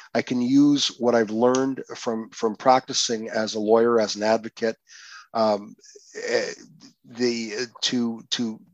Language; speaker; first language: English; non-native, fluent; Croatian